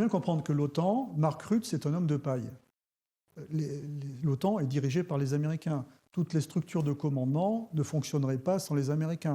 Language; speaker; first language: French; native; French